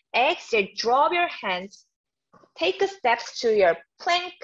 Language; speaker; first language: English; non-native, fluent; Korean